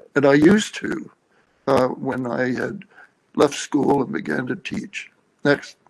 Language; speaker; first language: English; native; English